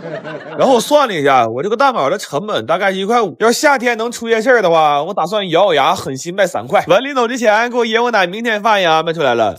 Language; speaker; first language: Chinese; native; Chinese